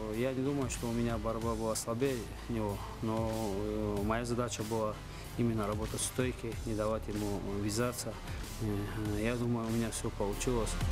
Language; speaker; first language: Russian; non-native, local second language; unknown